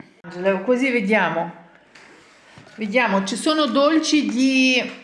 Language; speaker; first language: Italian; non-native, learner; Ukrainian